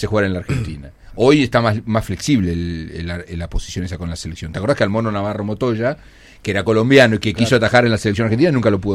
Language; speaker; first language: Spanish; native; Spanish